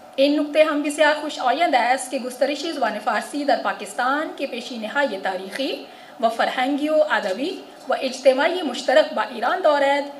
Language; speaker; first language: Persian; non-native, fluent; Urdu